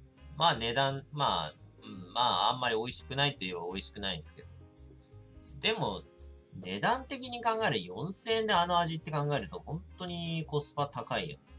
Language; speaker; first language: Japanese; native; Japanese